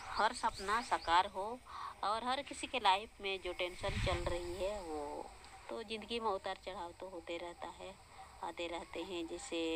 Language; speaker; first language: Hindi; non-native, local second language; Santali